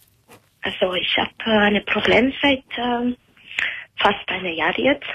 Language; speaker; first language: German; non-native, learner; Italian